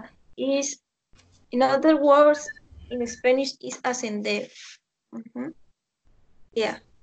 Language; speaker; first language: English; non-native, fluent; Spanish